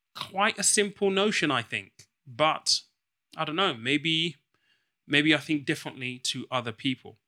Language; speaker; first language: English; native; English